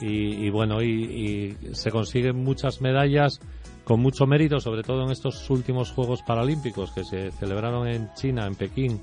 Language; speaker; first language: Spanish; native; Spanish